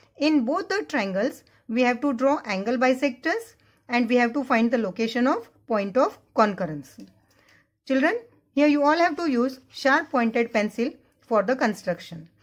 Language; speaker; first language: English; non-native, local second language; Marathi